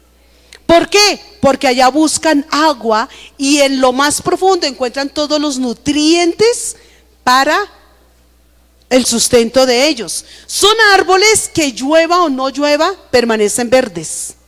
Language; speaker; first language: Spanish; native; Spanish